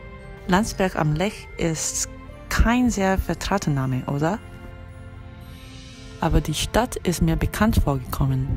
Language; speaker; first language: German; non-native, fluent; Korean